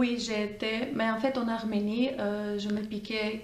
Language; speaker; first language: French; non-native, fluent; Armenian